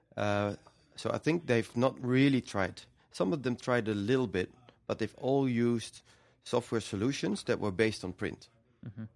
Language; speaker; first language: English; non-native, fluent; Dutch